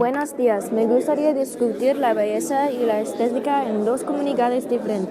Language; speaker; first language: Spanish; non-native, fluent; English